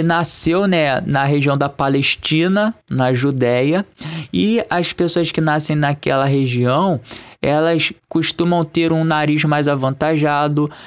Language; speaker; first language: Portuguese; native; Portuguese